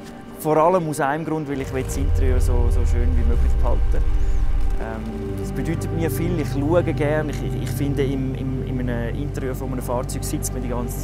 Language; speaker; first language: German; native; German